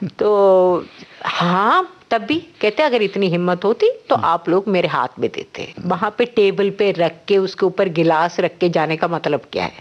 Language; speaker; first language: Hindi; non-native, local second language; Telugu